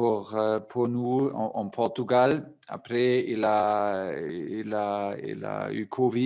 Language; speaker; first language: French; non-native, fluent; German